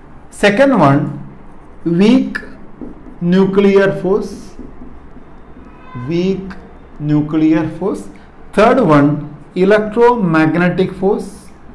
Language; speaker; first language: English; non-native, local second language; Malayalam